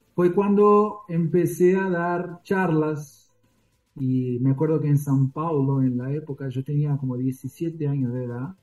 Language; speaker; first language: Spanish; early bilingual, heritage; Spanish